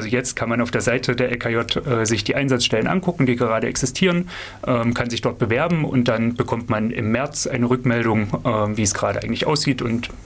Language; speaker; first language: German; native; German